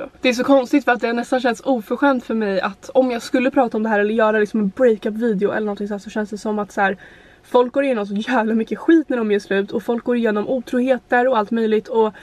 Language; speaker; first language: Swedish; native; Swedish